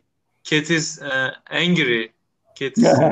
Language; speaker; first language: English; non-native, learner; Turkish